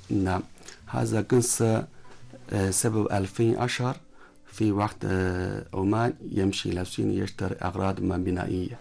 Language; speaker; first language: Arabic; non-native, learner; Chinese